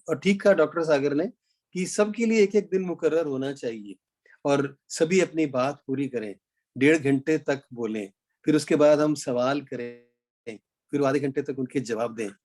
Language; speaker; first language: Hindi; native; Hindi